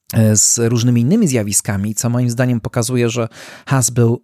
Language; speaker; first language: Polish; native; Polish